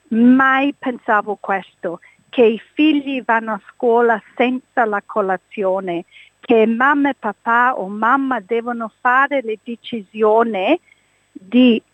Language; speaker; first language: Italian; early bilingual, heritage; English